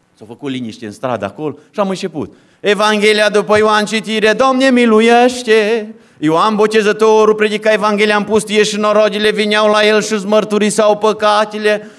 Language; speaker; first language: Romanian; native; Romanian